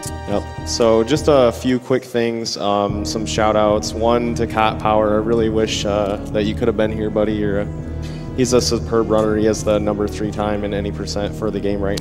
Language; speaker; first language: English; native; English